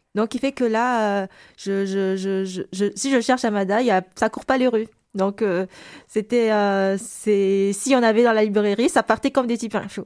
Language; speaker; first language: French; non-native, local second language; Malagasy